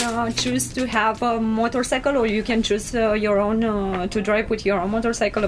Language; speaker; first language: English; non-native, fluent; Romanian